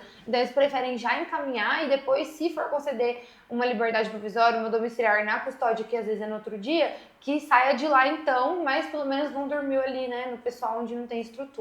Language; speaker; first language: Portuguese; native; Portuguese